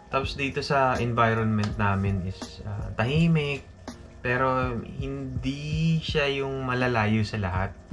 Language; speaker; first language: Filipino; native; Filipino